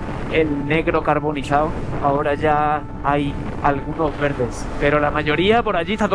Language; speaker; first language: Spanish; native; Spanish